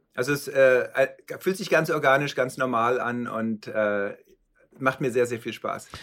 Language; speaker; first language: German; native; German